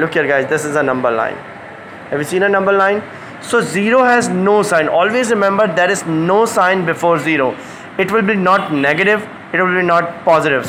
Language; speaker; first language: English; non-native, local second language; Hindi